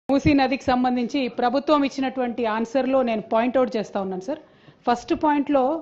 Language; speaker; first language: Telugu; native; Telugu